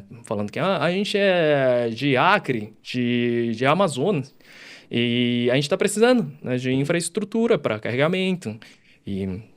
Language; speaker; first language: Portuguese; early bilingual, other home language; Chinese